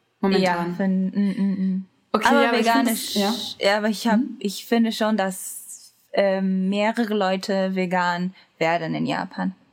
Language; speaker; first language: German; non-native, learner; Japanese